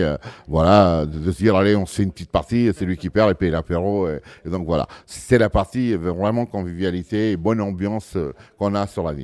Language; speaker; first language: French; early bilingual, other home language; Portuguese